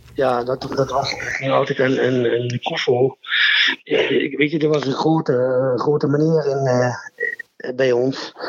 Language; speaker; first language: Dutch; non-native, learner; Portuguese